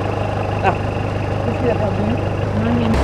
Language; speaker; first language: French; native; French